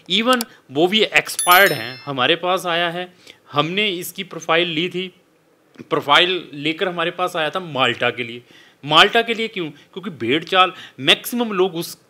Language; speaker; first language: Hindi; non-native, local second language; Punjabi